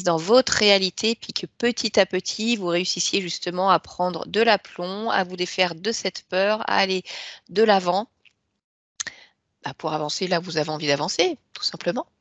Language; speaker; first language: French; native; French